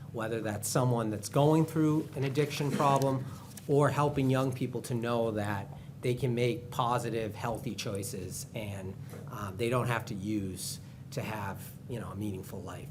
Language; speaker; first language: English; native; English